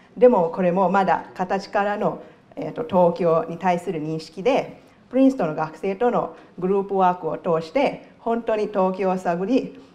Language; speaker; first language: Japanese; non-native, fluent; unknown